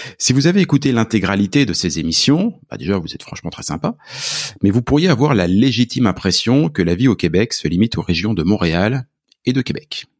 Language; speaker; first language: French; native; French